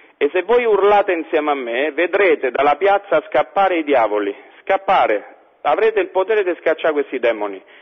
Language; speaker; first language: Italian; native; Italian